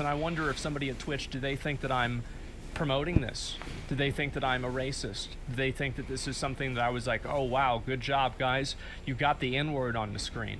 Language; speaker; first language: English; native; English